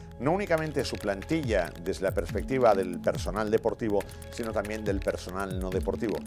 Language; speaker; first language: Spanish; native; Spanish